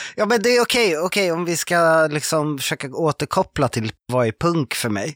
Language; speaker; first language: Swedish; non-native, fluent; French